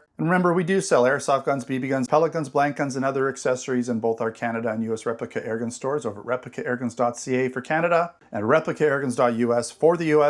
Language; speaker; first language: English; native; English